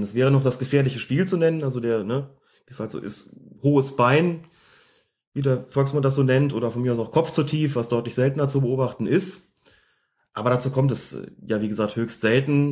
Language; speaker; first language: German; native; German